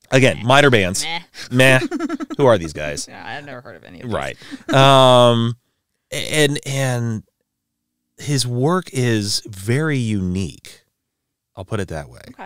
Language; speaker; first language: English; native; English